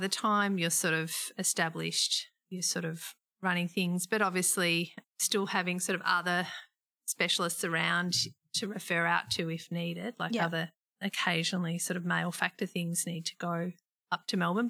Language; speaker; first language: English; native; English